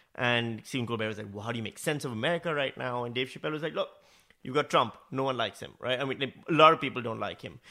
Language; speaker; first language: English; non-native, local second language; Urdu